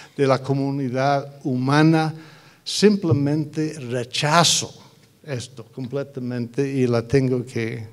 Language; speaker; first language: Spanish; non-native, fluent; English